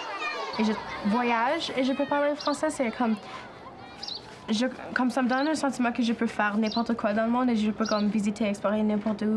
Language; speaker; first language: French; non-native, local second language; English